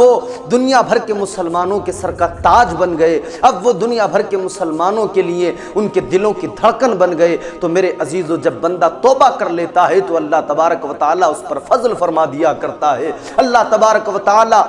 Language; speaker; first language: Urdu; native; Urdu